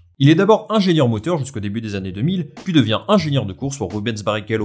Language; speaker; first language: French; native; French